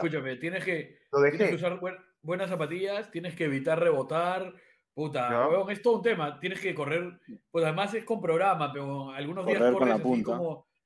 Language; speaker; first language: Spanish; native; Spanish